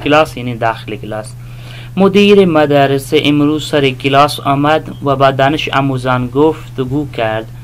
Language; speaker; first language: Persian; non-native, fluent; Urdu